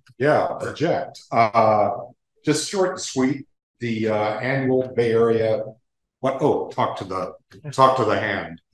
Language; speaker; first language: English; native; English